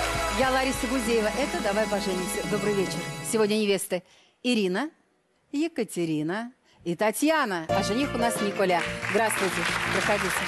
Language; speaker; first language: Russian; native; Russian